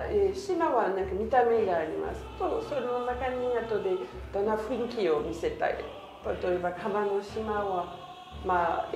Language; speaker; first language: Japanese; non-native, learner; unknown